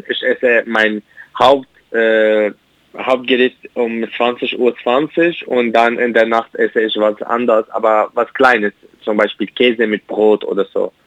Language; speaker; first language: German; non-native, learner; Arabic